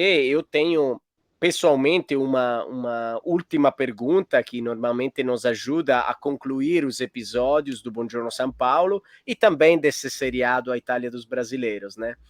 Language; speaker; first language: Portuguese; non-native, fluent; Italian